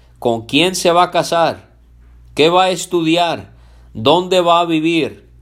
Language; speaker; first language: Spanish; early bilingual, other home language; English